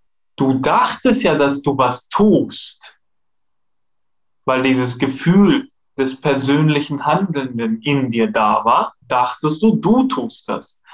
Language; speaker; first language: German; non-native, fluent; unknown